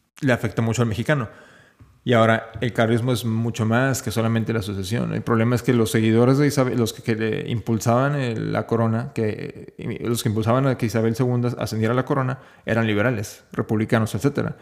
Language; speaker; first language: Spanish; native; Spanish